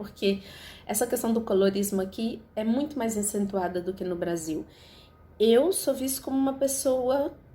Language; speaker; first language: Portuguese; native; Portuguese